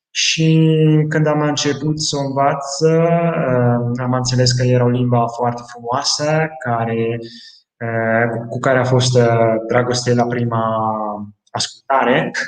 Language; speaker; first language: Romanian; non-native, fluent; Italian